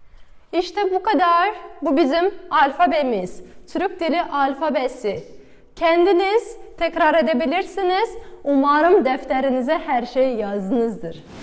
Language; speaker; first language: Turkish; non-native, fluent; Kazakh